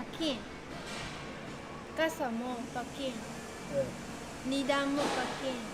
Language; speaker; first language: Japanese; non-native, learner; Vietnamese